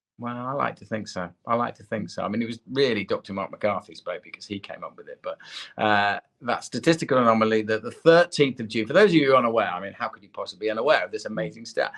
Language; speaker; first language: English; native; English